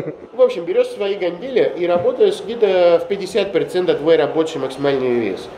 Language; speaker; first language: Russian; non-native, fluent; Greek